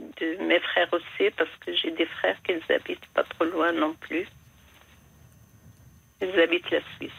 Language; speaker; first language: French; non-native, fluent; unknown